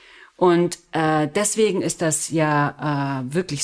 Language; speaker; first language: German; early bilingual, other home language; Spanish